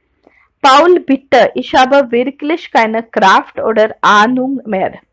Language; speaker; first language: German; non-native, learner; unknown